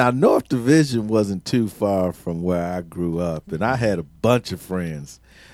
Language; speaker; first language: English; native; English